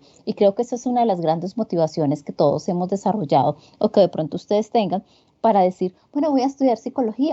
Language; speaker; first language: Spanish; native; Spanish